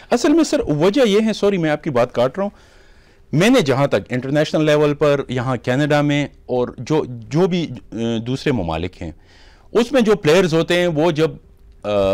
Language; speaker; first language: Urdu; native; Urdu